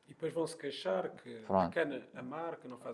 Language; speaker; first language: Portuguese; native; Portuguese